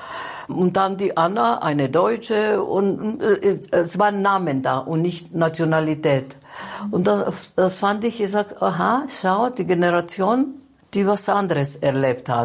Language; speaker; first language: German; non-native, fluent; Greek